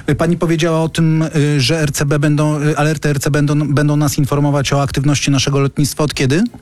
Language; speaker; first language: Polish; native; Polish